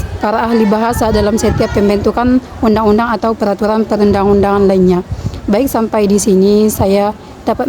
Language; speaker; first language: Indonesian; native; Indonesian